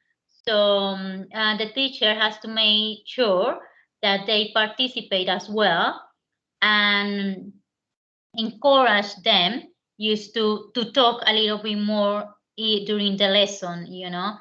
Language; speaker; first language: English; non-native, learner; Spanish